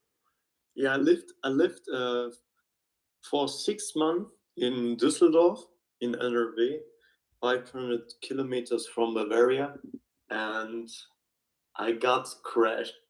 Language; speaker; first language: English; non-native, learner; German